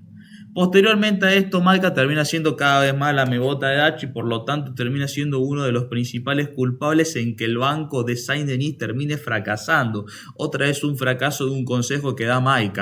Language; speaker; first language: Spanish; native; Spanish